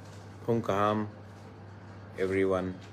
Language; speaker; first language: Hindi; non-native, local second language; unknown